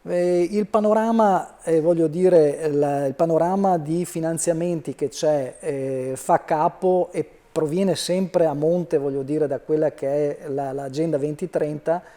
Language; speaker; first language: Italian; native; Italian